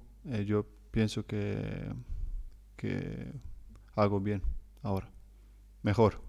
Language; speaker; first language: Spanish; non-native, learner; Croatian